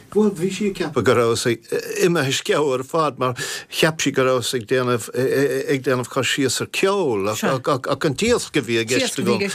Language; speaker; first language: Irish; native; Irish